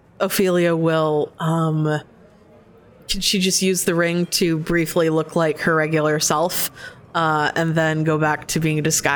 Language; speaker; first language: English; native; English